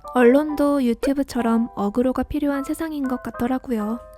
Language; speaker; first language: Korean; native; Korean